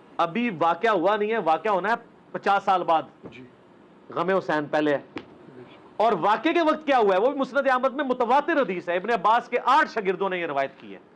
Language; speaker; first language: Urdu; non-native, local second language; Punjabi